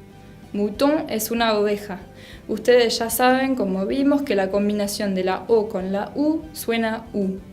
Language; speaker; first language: Spanish; non-native, fluent; French